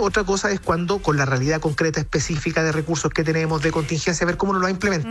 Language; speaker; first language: Spanish; native; Spanish